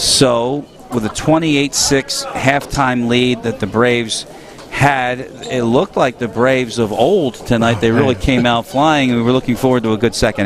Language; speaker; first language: English; native; English